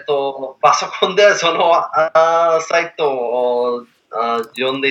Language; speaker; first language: Japanese; non-native, learner; English